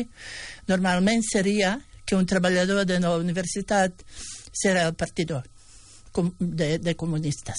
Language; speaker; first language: Catalan; non-native, fluent; Bosnian